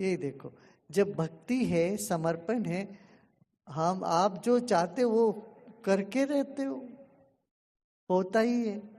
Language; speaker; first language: Hindi; non-native, local second language; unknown